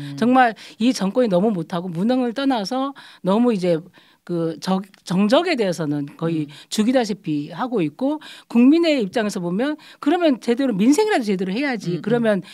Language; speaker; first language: Korean; native; Korean